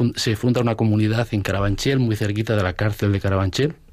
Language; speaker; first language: Spanish; native; Spanish